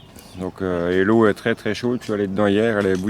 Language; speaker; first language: French; native; French